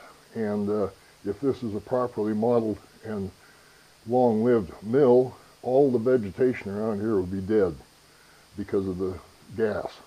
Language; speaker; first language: English; native; English